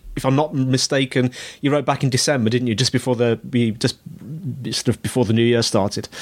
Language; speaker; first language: English; native; English